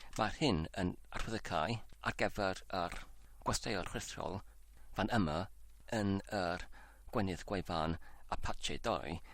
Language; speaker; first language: Welsh; non-native, learner; English